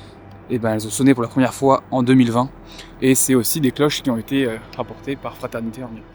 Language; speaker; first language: French; native; French